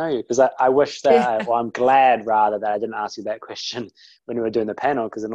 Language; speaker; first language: English; native; English